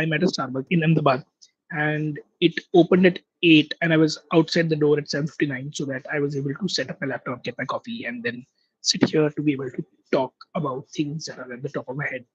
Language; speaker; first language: English; non-native, local second language; Hindi